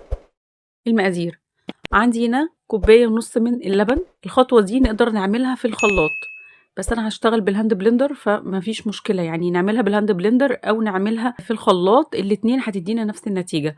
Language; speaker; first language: Arabic; native; Arabic